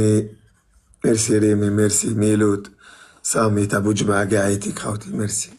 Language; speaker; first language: Arabic; native; Arabic